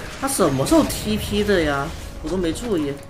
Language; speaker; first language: Chinese; native; Chinese